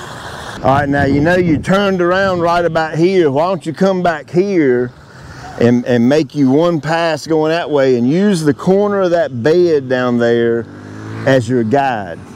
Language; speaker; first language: English; native; English